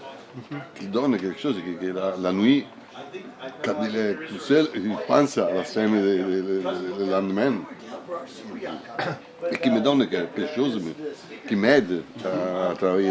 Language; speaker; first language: French; non-native, learner; Italian